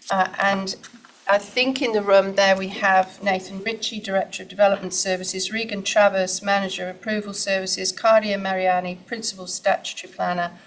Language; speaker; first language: English; native; English